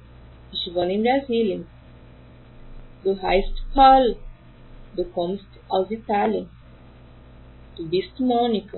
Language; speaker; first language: German; non-native, fluent; Portuguese